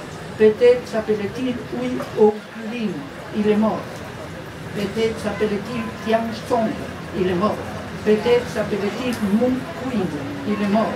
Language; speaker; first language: French; non-native, fluent; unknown